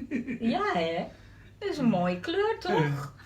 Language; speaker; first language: Dutch; native; Dutch